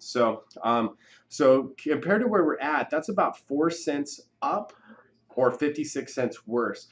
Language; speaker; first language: English; native; English